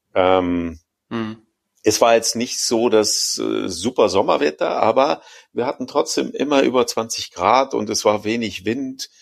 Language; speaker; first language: German; native; German